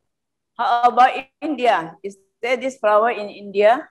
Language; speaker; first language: English; non-native, learner; Indonesian